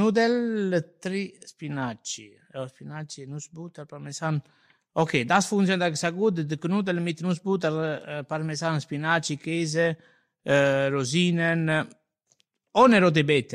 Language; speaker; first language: German; non-native, learner; Italian